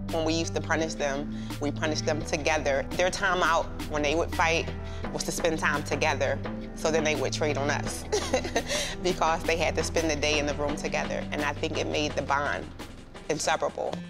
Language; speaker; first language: English; native; English